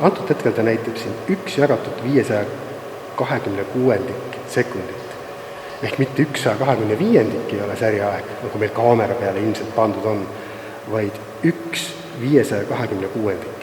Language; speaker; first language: Estonian; native; Estonian